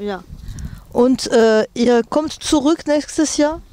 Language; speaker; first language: German; non-native, fluent; French